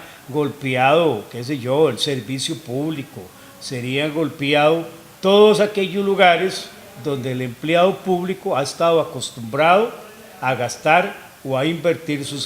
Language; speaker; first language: Spanish; native; Spanish